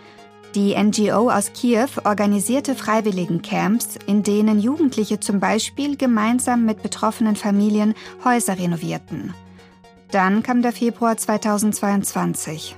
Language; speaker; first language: German; native; German